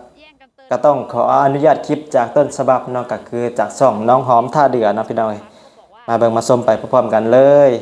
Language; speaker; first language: Thai; non-native, local second language; Northeastern Thai